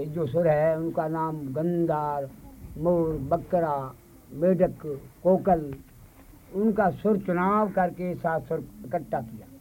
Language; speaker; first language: Hindi; non-native, local second language; Marwari